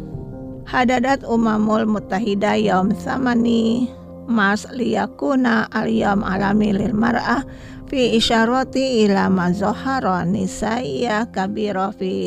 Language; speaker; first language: Arabic; non-native, fluent; Indonesian